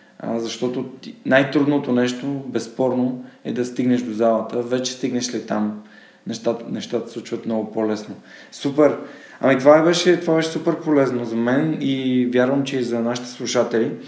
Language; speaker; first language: Bulgarian; native; Bulgarian